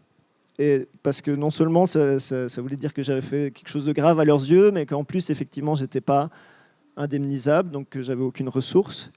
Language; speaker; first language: French; native; French